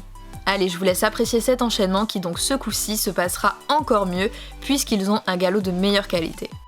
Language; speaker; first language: French; native; French